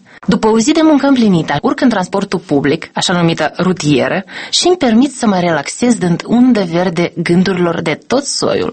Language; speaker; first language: Romanian; native; Romanian